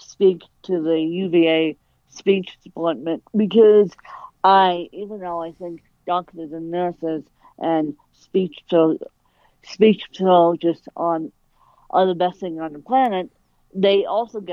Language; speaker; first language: English; native; English